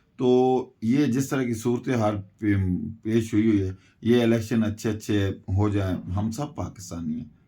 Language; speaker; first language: Urdu; non-native, local second language; Punjabi